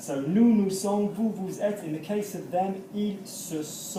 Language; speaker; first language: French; non-native, fluent; English